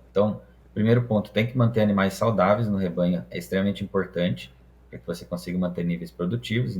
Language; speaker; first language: Portuguese; non-native, fluent; Hebrew